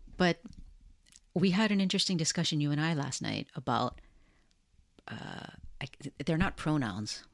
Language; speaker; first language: English; native; English